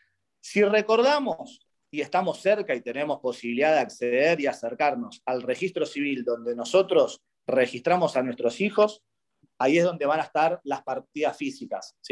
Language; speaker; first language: Spanish; native; Spanish